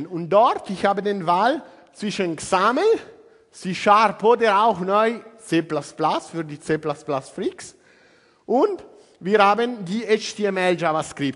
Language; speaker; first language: German; non-native, learner; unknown